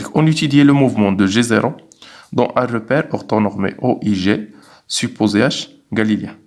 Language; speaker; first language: French; non-native, local second language; Arabic